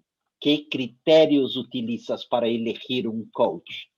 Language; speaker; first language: Spanish; non-native, fluent; Portuguese